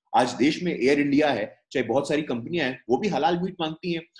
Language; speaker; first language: Hindi; native; Hindi